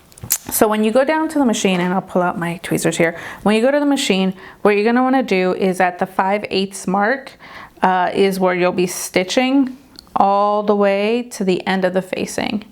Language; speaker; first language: English; native; English